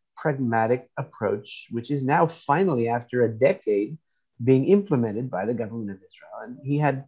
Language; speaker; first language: English; native; English